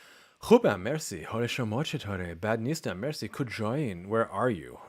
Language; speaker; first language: Persian; non-native, learner; English